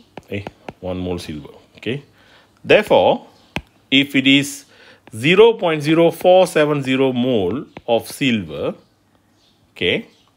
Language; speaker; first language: English; non-native, local second language; Malay